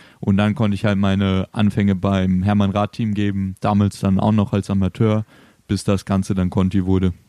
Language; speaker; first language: German; native; German